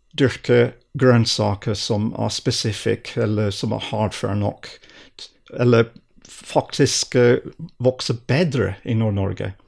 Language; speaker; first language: Norwegian; non-native, fluent; English